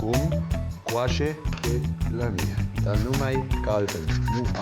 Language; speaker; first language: Romanian; non-native, learner; Swiss German